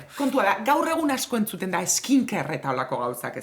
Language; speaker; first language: Basque; native; Basque